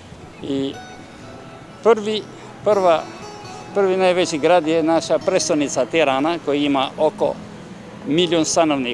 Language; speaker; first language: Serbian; non-native, learner; Albanian